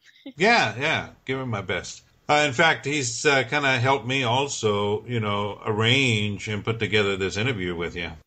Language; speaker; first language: English; native; English